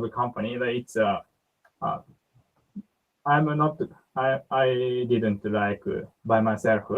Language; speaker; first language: English; non-native, learner; Japanese